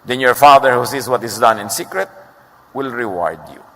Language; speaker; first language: English; non-native, local second language; Filipino